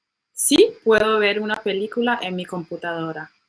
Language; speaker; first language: Spanish; non-native, learner; English